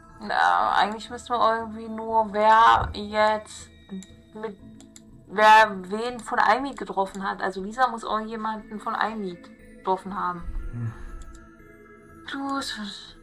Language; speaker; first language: German; native; German